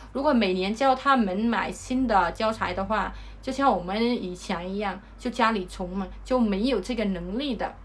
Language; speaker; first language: Chinese; non-native, fluent; Vietnamese